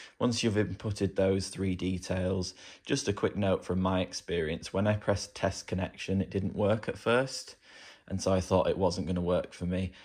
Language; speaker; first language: English; native; English